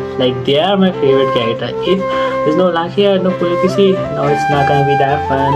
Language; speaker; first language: English; non-native, local second language; Nepali